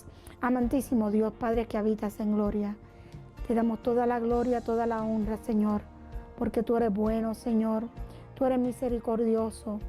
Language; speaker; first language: Spanish; native; Spanish